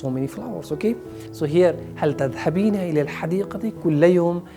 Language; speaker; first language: Arabic; non-native, fluent; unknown